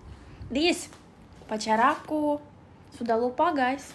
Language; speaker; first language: Indonesian; non-native, learner; Russian